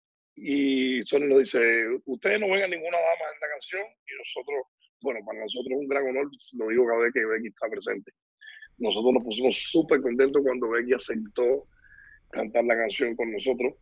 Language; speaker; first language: Spanish; native; Spanish